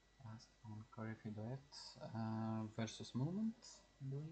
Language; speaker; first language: English; non-native, learner; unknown